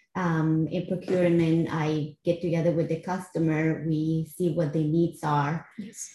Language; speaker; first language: English; non-native, fluent; Spanish